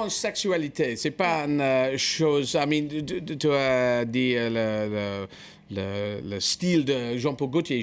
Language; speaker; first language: French; non-native, fluent; English